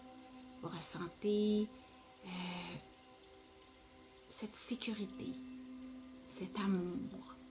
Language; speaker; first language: French; native; French